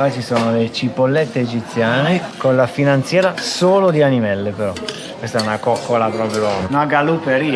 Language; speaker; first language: Italian; native; Italian